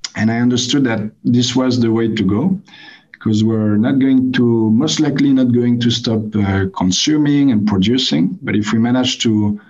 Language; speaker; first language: English; non-native, fluent; French